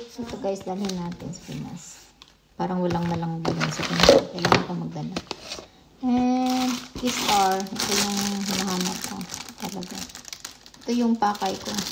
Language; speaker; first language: Filipino; non-native, local second language; Cebuano